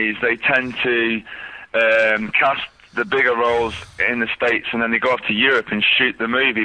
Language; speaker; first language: English; native; English